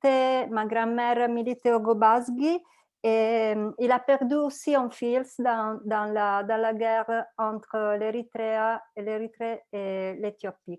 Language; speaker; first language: French; non-native, learner; Italian